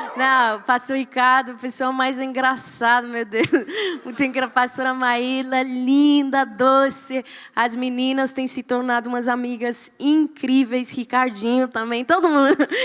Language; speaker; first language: Portuguese; non-native, fluent; Spanish